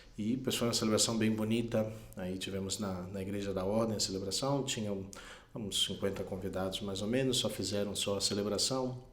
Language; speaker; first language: Portuguese; non-native, fluent; Spanish